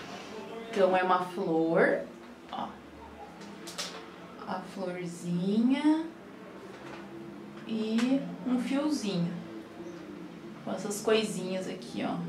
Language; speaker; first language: Portuguese; native; Portuguese